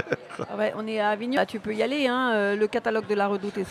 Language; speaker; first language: French; native; French